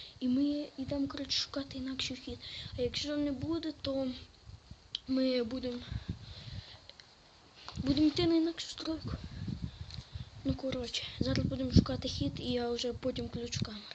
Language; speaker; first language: Ukrainian; native; Ukrainian